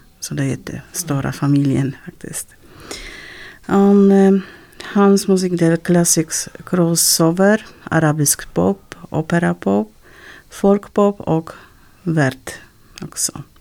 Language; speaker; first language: Swedish; non-native, learner; Arabic